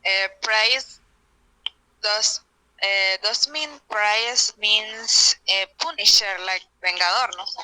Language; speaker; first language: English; non-native, learner; Spanish